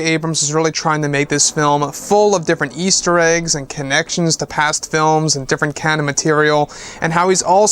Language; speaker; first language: English; native; English